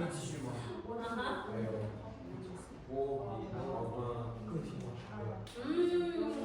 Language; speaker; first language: Chinese; non-native, learner; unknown